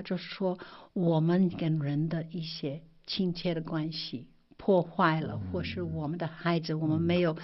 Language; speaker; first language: Chinese; non-native, fluent; English